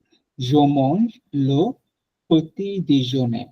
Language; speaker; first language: French; non-native, fluent; Bangla